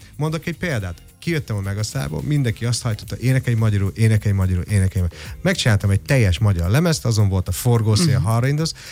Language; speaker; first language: Hungarian; early bilingual, heritage; Hungarian